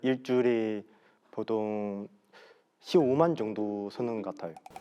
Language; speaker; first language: Korean; non-native, fluent; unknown